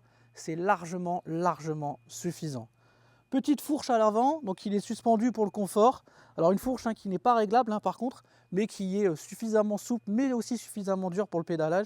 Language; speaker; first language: French; native; French